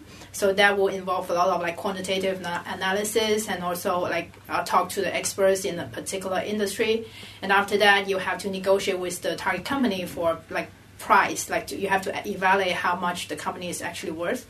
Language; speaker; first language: English; non-native, local second language; Cantonese